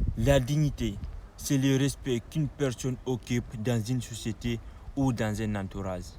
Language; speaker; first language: French; non-native, local second language; Fula